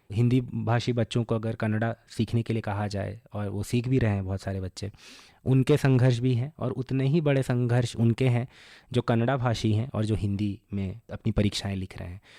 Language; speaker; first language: Hindi; non-native, local second language; Bangla